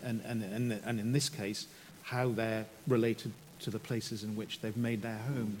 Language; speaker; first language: English; native; English